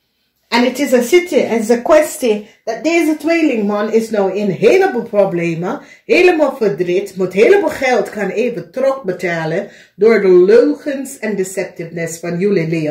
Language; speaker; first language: Dutch; non-native, fluent; English